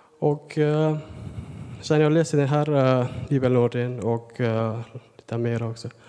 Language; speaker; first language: Swedish; non-native, learner; Persian